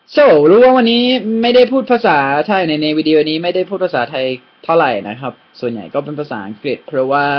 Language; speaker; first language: Thai; non-native, fluent; English